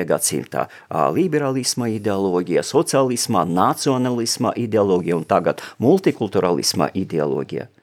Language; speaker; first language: Latvian; non-native, local second language; Russian